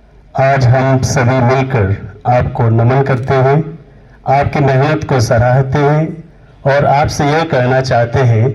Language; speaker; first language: Hindi; native; Hindi